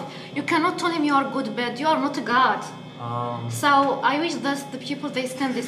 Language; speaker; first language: English; non-native, learner; Arabic